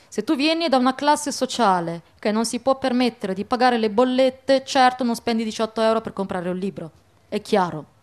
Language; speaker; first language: Italian; early bilingual, other home language; Arabic